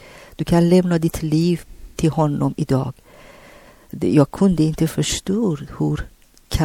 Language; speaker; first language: Swedish; non-native, learner; Persian